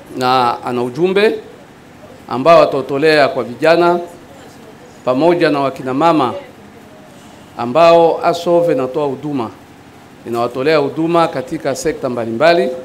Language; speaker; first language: Swahili; native; Swahili